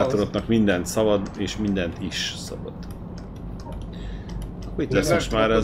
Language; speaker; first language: Hungarian; native; Hungarian